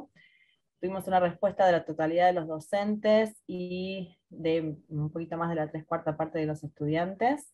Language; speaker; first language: Spanish; native; Spanish